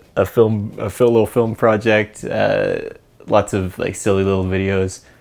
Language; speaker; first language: English; native; English